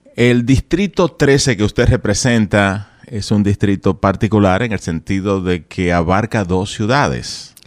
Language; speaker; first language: Spanish; native; Spanish